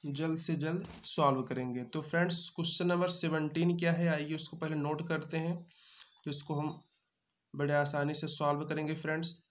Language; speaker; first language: Hindi; native; Hindi